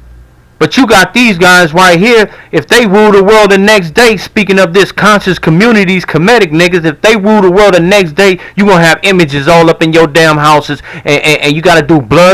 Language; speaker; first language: English; native; English